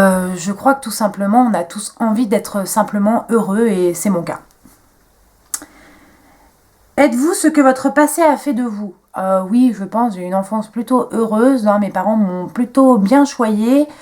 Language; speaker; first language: French; native; French